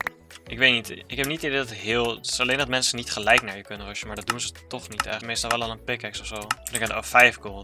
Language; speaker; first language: Dutch; native; Dutch